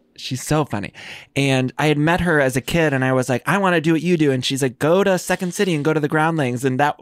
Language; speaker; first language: English; native; English